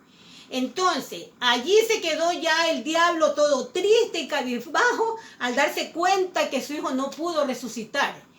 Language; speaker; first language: Spanish; native; Spanish